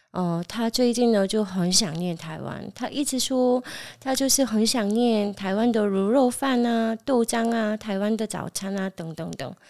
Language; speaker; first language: Chinese; non-native, fluent; Korean